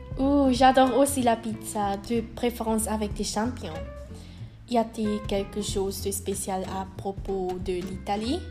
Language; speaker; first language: French; non-native, learner; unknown